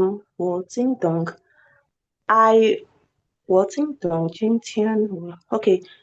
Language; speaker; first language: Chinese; non-native, learner; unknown